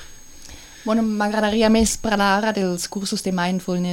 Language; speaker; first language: Catalan; non-native, fluent; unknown